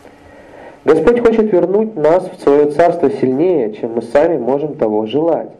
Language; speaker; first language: Russian; native; Russian